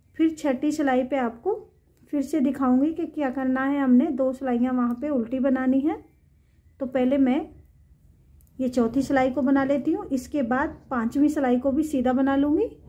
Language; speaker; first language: Hindi; native; Hindi